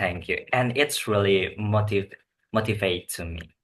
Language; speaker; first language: English; non-native, learner; Indonesian